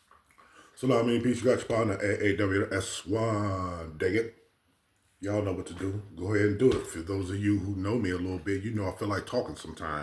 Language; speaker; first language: English; native; English